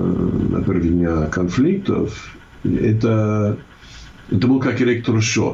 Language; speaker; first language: Russian; non-native, fluent; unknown